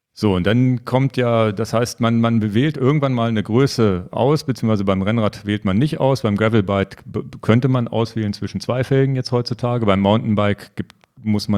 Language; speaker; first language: German; native; German